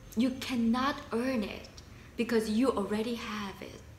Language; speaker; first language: English; non-native, fluent; Korean